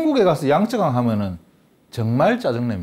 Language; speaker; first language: Korean; native; Korean